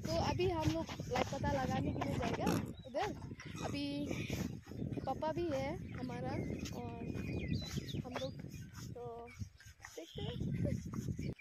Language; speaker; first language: Hindi; non-native, local second language; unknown